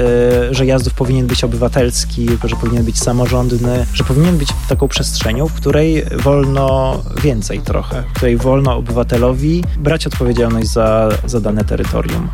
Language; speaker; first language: Polish; native; Polish